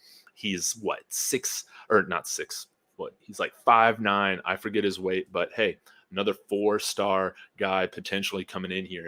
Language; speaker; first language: English; native; English